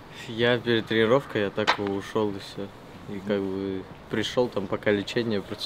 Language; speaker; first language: Russian; native; Russian